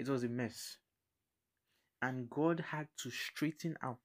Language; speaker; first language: English; non-native, local second language; Yoruba